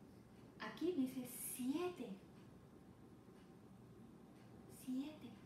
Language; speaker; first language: Spanish; non-native, fluent; English